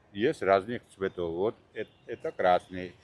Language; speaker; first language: Russian; non-native, local second language; Georgian